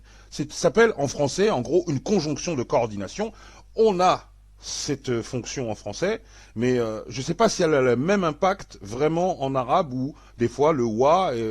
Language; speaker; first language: French; native; French